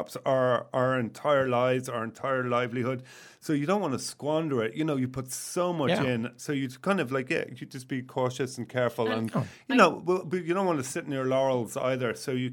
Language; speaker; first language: English; native; English